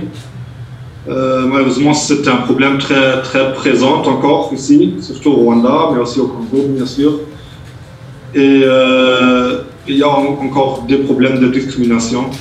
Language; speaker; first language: French; non-native, fluent; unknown